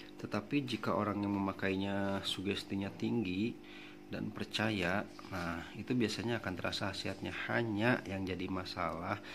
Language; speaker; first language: Indonesian; non-native, local second language; Sundanese